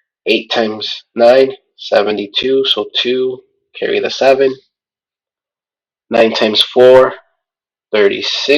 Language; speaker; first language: English; native; English